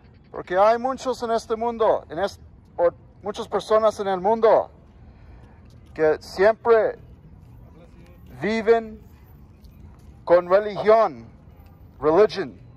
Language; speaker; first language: Spanish; non-native, learner; English